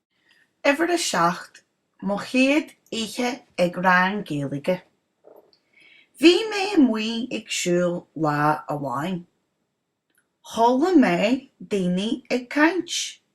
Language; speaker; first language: Irish; non-native, local second language; English